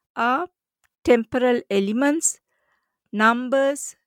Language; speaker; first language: English; non-native, local second language; Sinhala